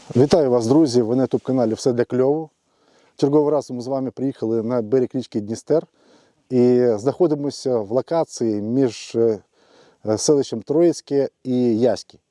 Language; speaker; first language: Ukrainian; non-native, local second language; Russian